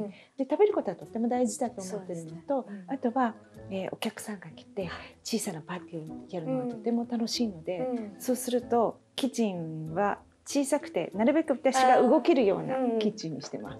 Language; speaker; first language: Japanese; native; Japanese